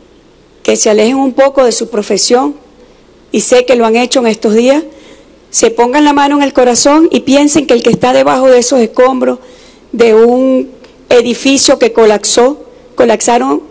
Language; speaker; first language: Spanish; native; Spanish